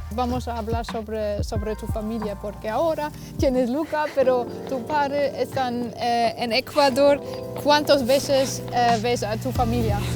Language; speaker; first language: Spanish; non-native, fluent; German